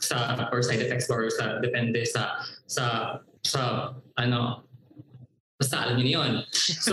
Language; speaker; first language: English; non-native, local second language; Cebuano